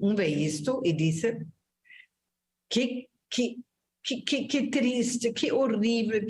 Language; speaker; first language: Portuguese; non-native, fluent; German